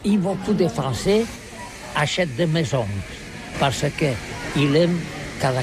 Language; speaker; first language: French; non-native, learner; Catalan